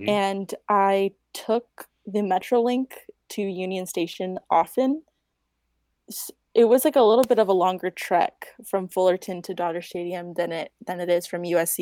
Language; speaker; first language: English; native; English